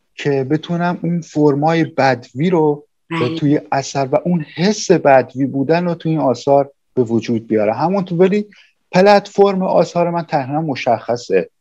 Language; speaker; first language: Persian; native; Persian